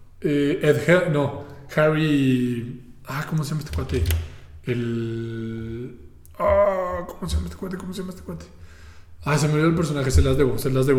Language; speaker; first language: Spanish; native; Spanish